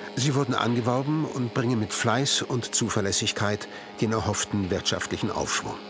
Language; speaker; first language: German; native; German